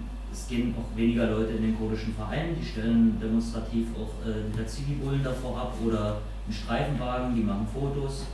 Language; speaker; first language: German; native; German